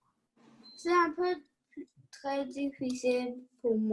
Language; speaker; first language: French; early bilingual, other home language; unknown